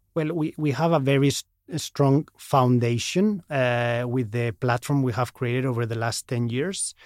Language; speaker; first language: English; non-native, fluent; Spanish